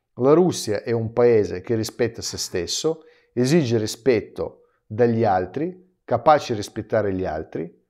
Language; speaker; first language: Italian; non-native, fluent; Russian